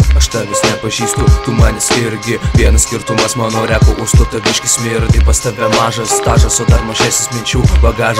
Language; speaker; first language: Lithuanian; native; Lithuanian